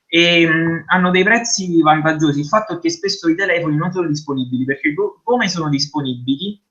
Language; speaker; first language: Italian; native; Italian